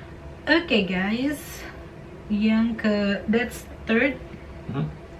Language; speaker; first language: English; non-native, fluent; Indonesian